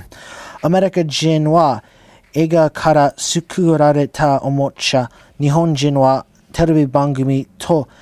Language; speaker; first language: Japanese; non-native, learner; English